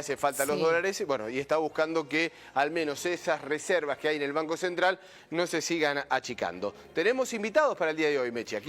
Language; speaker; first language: Spanish; native; Spanish